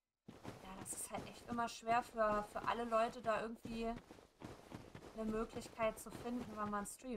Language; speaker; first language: German; native; German